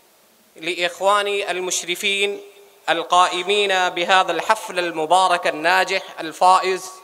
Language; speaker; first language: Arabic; non-native, fluent; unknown